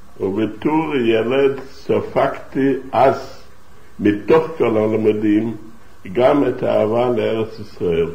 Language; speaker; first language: Hebrew; non-native, fluent; Yiddish